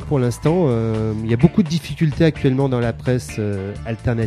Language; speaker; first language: French; native; French